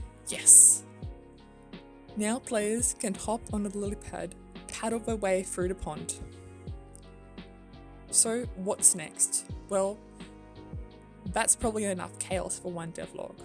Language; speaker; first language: English; native; English